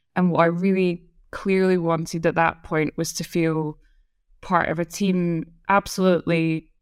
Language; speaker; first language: English; native; English